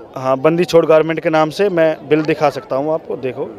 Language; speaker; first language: Hindi; native; Hindi